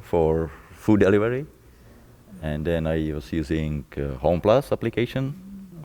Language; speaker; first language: English; non-native, fluent; Czech